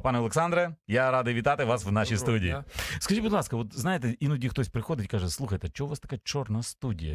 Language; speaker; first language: Ukrainian; native; Ukrainian